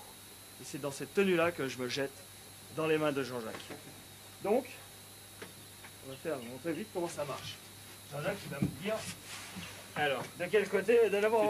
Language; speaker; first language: French; native; French